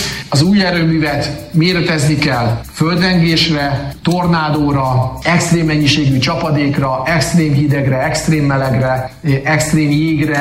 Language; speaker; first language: Hungarian; native; Hungarian